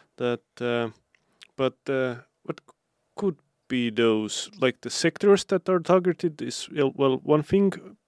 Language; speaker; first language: English; non-native, fluent; Estonian